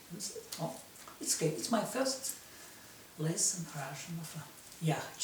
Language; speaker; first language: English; non-native, learner; Russian